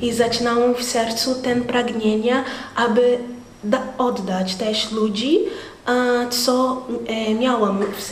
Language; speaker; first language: Polish; non-native, learner; Portuguese